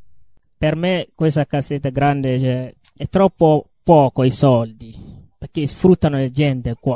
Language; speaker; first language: Italian; non-native, learner; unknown